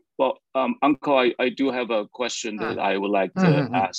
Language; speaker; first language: English; non-native, fluent; Chinese